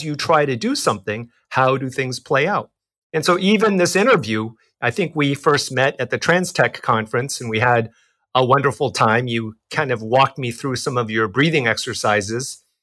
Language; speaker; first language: English; native; English